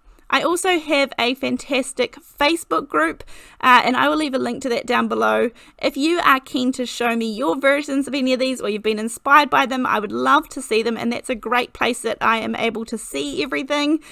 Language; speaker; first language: English; native; English